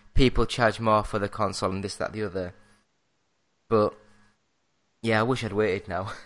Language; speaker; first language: English; native; English